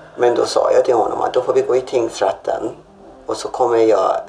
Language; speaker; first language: Swedish; non-native, fluent; Persian